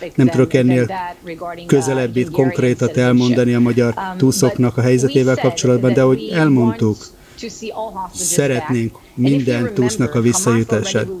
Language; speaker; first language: Hungarian; early bilingual, heritage; Hebrew